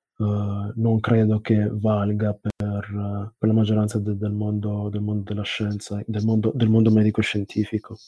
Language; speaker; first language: Italian; early bilingual, other home language; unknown